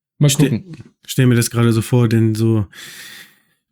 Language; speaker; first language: German; native; German